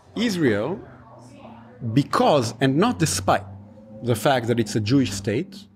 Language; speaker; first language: English; non-native, fluent; Hebrew